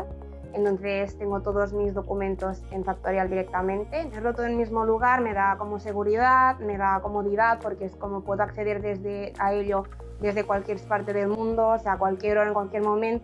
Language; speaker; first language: Spanish; native; Spanish